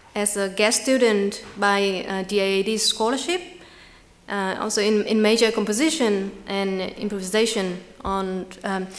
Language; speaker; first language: English; non-native, fluent; Vietnamese